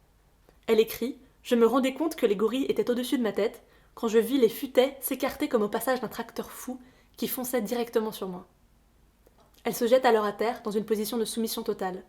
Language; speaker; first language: French; native; French